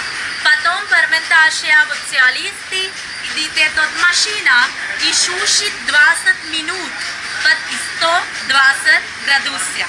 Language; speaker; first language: Russian; non-native, learner; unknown